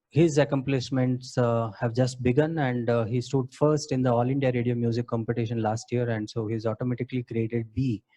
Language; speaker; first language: English; non-native, local second language; Kannada